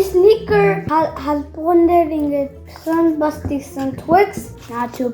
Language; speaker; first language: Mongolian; early bilingual, heritage; Mongolian